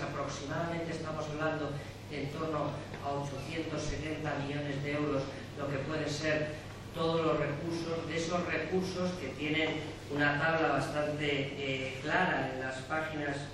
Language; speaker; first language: Spanish; native; Spanish